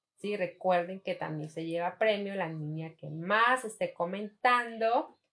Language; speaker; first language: Spanish; native; Spanish